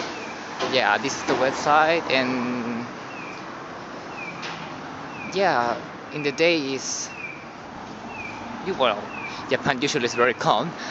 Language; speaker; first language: English; non-native, learner; Spanish